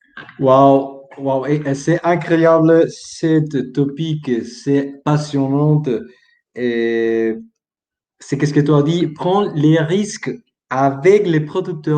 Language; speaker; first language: French; non-native, learner; Spanish